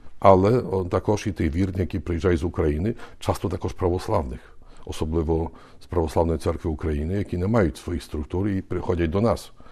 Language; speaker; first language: Ukrainian; early bilingual, heritage; Ukrainian